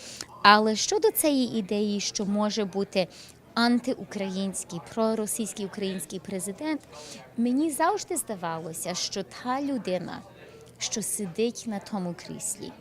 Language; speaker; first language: Ukrainian; early bilingual, heritage; English